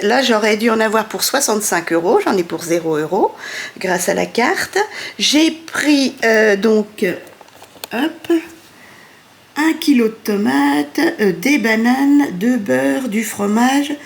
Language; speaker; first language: French; native; French